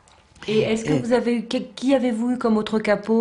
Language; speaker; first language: French; native; French